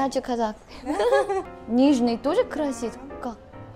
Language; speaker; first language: Russian; non-native, learner; Korean